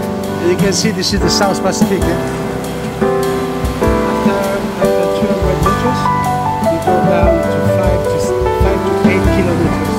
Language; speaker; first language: English; non-native, fluent; French